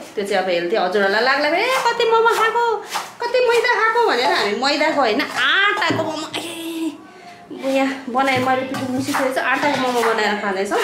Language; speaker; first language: Nepali; native; Nepali